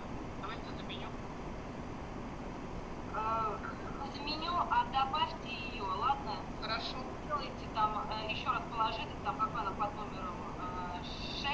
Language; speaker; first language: Russian; native; Russian